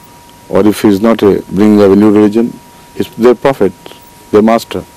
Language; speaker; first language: English; non-native, local second language; Urdu